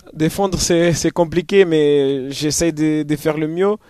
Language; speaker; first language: French; non-native, fluent; Portuguese